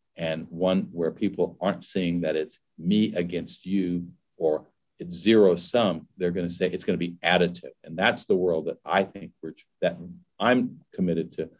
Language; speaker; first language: English; native; English